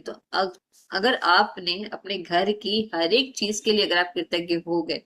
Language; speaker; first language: Hindi; native; Hindi